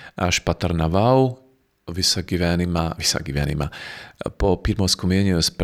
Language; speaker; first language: Lithuanian; non-native, fluent; Slovak